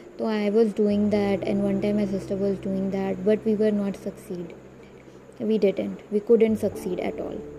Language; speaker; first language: Hindi; native; Hindi